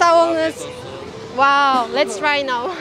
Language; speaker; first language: English; non-native, fluent; Kazakh